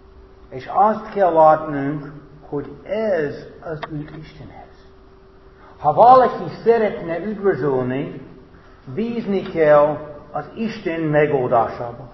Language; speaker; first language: Hungarian; non-native, fluent; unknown